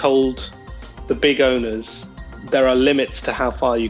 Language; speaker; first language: English; native; English